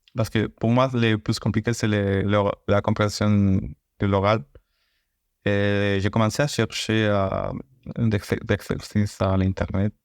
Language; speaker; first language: French; non-native, learner; Spanish